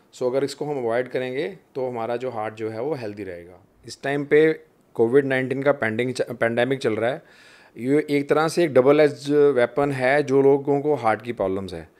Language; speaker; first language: Hindi; non-native, local second language; Punjabi